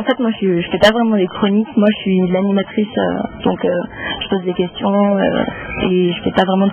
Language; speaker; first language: French; native; French